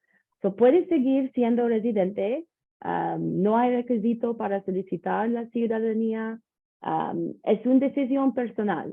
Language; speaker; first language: Spanish; non-native, learner; English